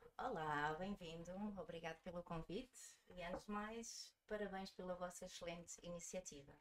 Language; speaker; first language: Portuguese; early bilingual, heritage; Portuguese